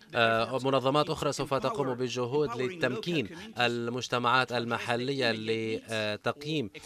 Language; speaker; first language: Arabic; non-native, fluent; Italian